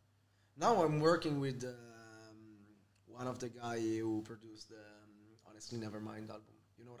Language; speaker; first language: English; non-native, fluent; Italian